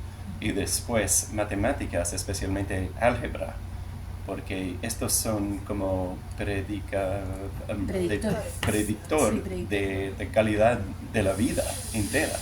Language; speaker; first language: Spanish; non-native, learner; English